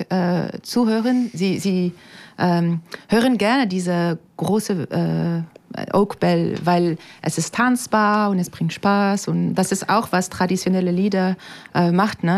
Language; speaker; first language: German; non-native, fluent; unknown